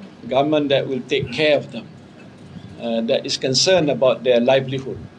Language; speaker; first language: English; non-native, local second language; Malay